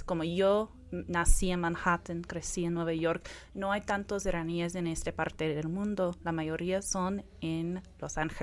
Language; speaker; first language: Spanish; non-native, fluent; English